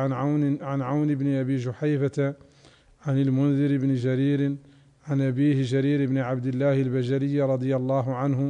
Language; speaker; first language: Arabic; native; Arabic